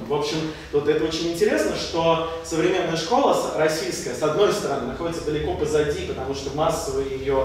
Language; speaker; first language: Russian; native; Russian